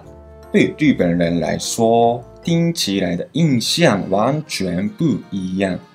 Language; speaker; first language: Chinese; non-native, fluent; Japanese